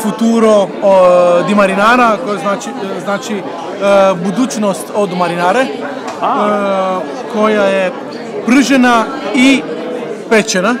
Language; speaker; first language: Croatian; non-native, learner; Italian